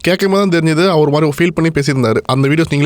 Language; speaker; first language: Tamil; native; Tamil